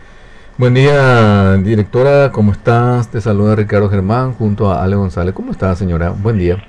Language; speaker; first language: Spanish; native; Spanish